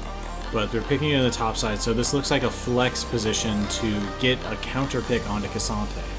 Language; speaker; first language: English; native; English